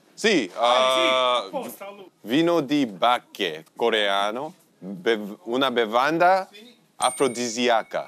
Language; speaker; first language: Italian; non-native, learner; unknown